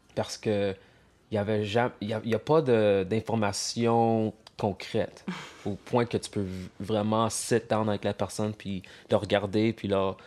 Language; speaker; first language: French; early bilingual, heritage; French